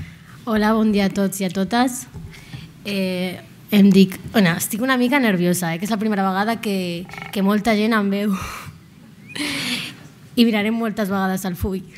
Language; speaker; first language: Catalan; non-native, local second language; Arabic